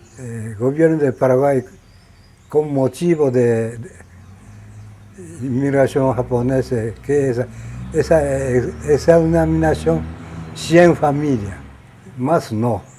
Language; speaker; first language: Spanish; non-native, learner; Japanese